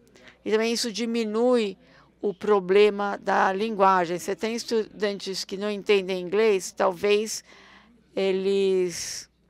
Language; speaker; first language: Portuguese; non-native, fluent; German